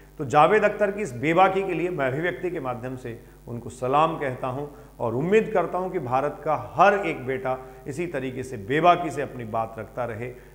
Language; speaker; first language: Hindi; native; Hindi